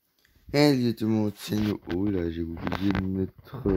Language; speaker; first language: French; native; French